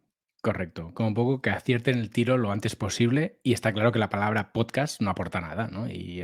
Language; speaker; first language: Spanish; native; Spanish